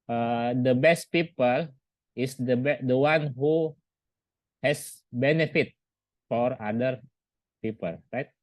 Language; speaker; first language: English; non-native, learner; Indonesian